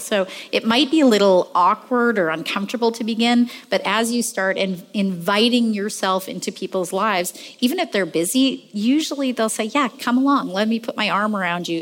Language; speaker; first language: English; native; English